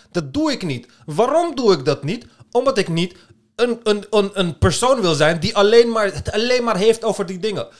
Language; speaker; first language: Dutch; early bilingual, other home language; Turkish